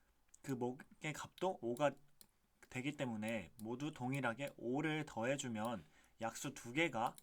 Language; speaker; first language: Korean; native; Korean